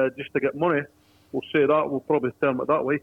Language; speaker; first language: English; native; English